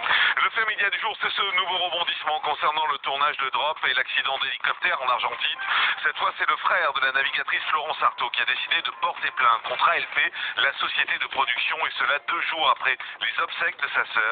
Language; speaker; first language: French; native; French